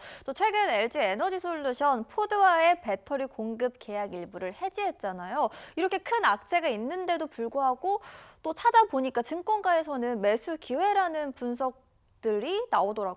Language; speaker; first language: Korean; native; Korean